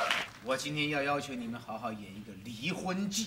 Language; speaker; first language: Chinese; native; Chinese